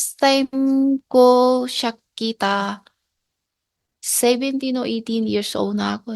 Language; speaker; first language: Filipino; non-native, learner; Chinese